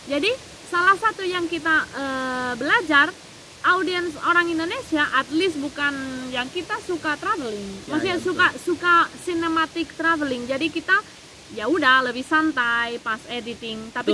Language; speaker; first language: Indonesian; non-native, fluent; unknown